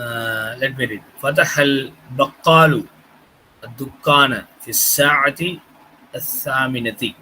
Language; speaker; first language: Arabic; non-native, fluent; Tamil